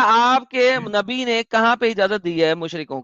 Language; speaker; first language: Urdu; native; Urdu